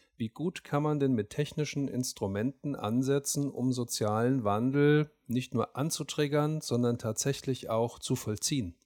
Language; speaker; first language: German; native; German